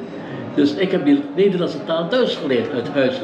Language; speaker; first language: Dutch; early bilingual, heritage; Dutch